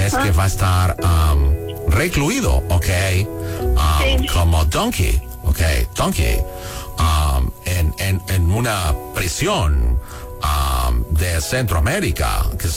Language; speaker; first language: Spanish; non-native, learner; English